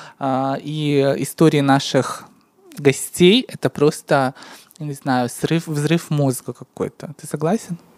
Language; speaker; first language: Russian; native; Russian